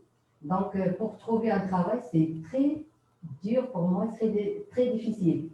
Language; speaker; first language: French; non-native, learner; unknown